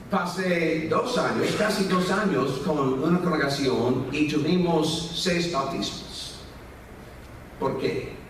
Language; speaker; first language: Spanish; non-native, fluent; English